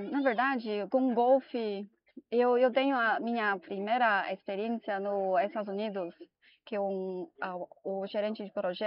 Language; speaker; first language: Portuguese; non-native, learner; Chinese